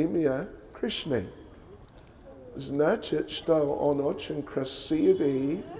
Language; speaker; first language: Russian; non-native, learner; English